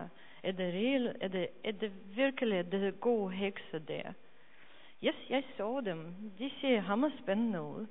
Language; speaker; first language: Danish; non-native, fluent; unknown